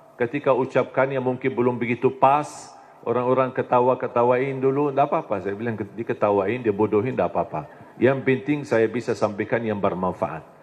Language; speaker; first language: Indonesian; non-native, fluent; Arabic